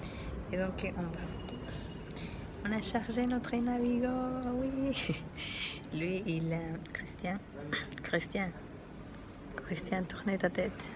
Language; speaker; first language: French; non-native, learner; Spanish